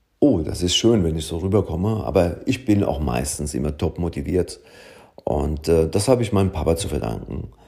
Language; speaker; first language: German; early bilingual, other home language; Italian